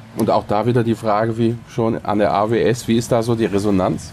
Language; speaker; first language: German; native; German